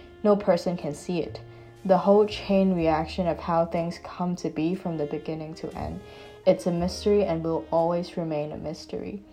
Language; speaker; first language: English; non-native, local second language; Cantonese